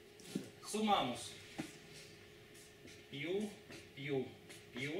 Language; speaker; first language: Italian; non-native, learner; Spanish